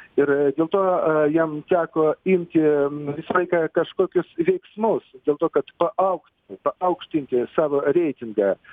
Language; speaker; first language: Lithuanian; non-native, fluent; Russian